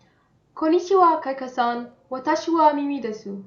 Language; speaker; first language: Japanese; non-native, fluent; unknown